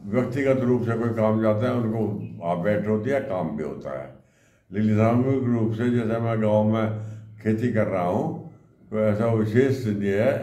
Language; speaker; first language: Hindi; native; Hindi